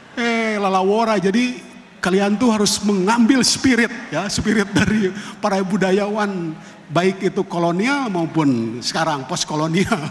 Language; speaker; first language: Indonesian; non-native, local second language; Sundanese